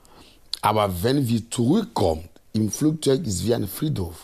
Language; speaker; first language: German; non-native, fluent; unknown